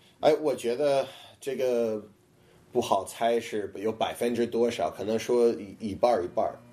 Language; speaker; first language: Chinese; non-native, fluent; English